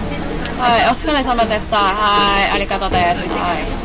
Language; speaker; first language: Japanese; non-native, learner; Cantonese